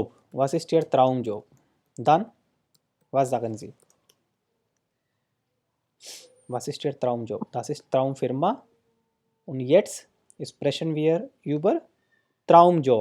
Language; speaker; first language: German; non-native, fluent; Hindi